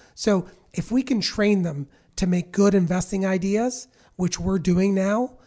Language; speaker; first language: English; native; English